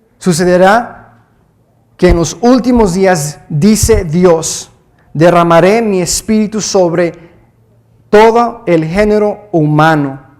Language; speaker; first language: Spanish; early bilingual, heritage; Spanish